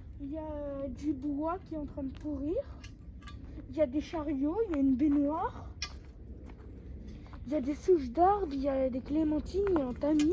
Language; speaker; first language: French; native; French